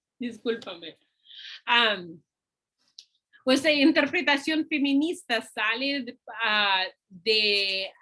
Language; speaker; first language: Spanish; non-native, fluent; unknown